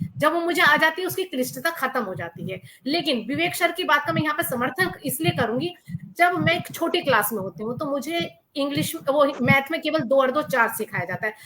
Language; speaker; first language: Hindi; native; Hindi